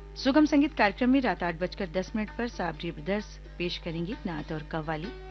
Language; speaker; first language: Hindi; native; Hindi